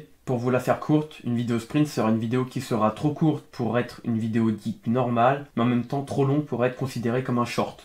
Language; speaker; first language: French; native; French